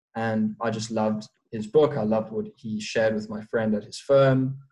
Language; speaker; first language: English; native; English